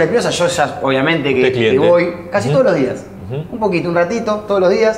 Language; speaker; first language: Spanish; native; Spanish